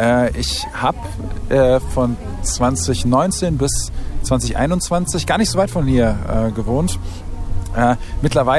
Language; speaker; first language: German; native; German